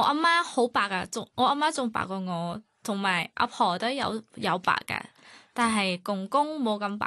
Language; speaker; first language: Cantonese; non-native, fluent; Thai